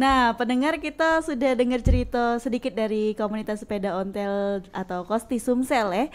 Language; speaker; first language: Indonesian; native; Indonesian